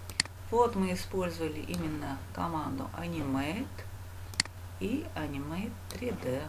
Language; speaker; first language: Russian; non-native, local second language; Uzbek